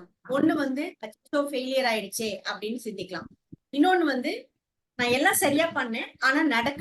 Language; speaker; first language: Tamil; native; Tamil